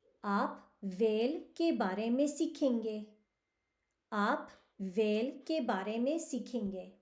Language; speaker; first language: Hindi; early bilingual, heritage; Hindi